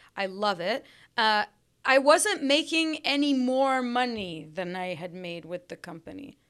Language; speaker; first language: English; early bilingual, other home language; Arabic